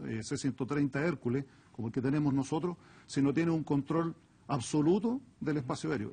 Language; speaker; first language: Spanish; native; Spanish